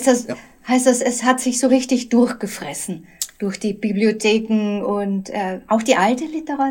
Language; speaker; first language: German; native; German